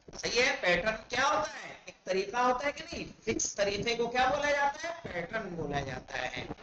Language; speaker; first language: Urdu; native; Urdu